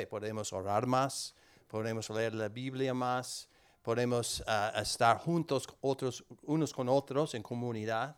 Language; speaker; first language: Spanish; non-native, learner; English